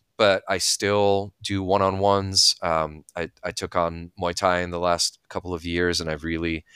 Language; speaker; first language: English; early bilingual, other home language; Bulgarian